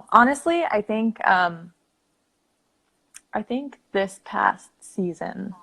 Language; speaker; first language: English; native; English